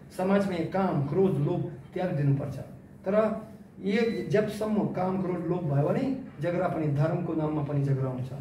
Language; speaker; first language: Nepali; non-native, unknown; Russian